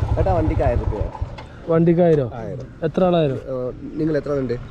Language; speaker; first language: Malayalam; non-native, local second language; Tamil